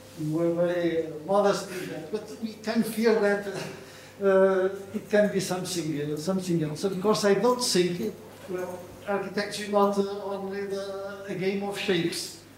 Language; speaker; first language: English; non-native, learner; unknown